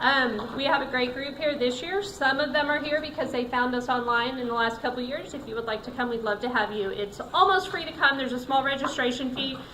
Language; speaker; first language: English; native; English